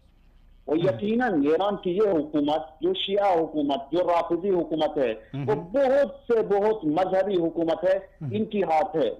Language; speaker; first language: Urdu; non-native, fluent; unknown